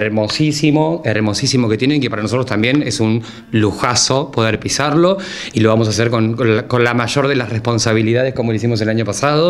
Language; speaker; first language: Spanish; native; Spanish